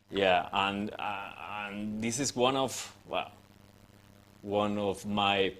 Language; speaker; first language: English; non-native, fluent; Spanish